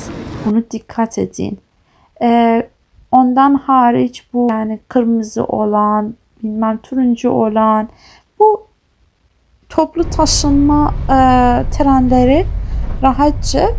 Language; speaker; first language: Turkish; non-native, fluent; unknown